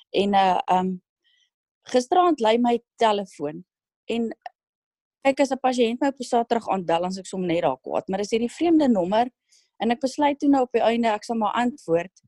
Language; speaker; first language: Afrikaans; native; Afrikaans